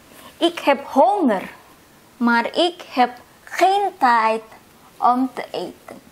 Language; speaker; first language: Dutch; non-native, fluent; Indonesian